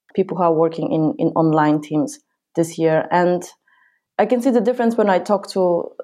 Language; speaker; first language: English; non-native, fluent; Polish